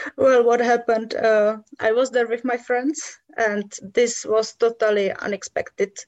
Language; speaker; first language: English; non-native, fluent; Czech